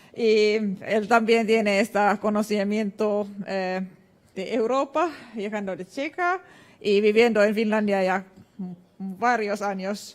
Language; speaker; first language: Spanish; non-native, fluent; Finnish